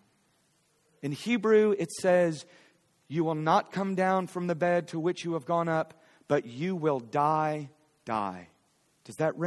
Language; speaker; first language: English; native; English